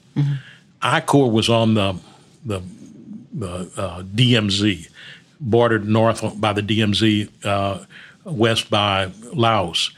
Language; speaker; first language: English; early bilingual, other home language; Spanish